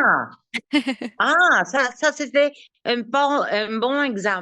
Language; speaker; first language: French; non-native, learner; Greek